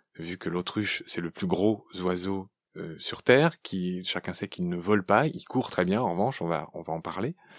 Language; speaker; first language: French; native; French